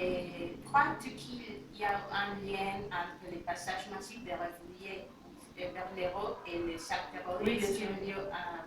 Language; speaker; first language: French; non-native, learner; Spanish